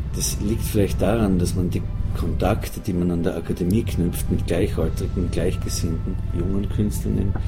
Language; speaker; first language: German; native; German